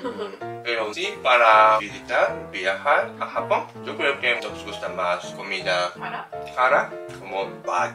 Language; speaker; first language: Spanish; non-native, learner; Japanese